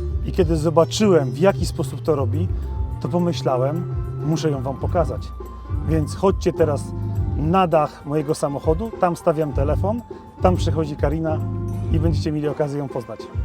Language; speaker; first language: Polish; native; Polish